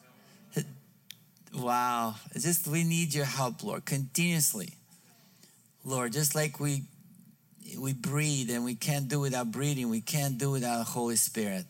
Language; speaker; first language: English; non-native, fluent; Bulgarian